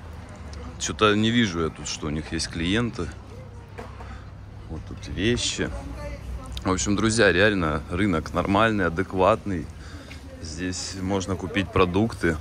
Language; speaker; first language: Russian; native; Russian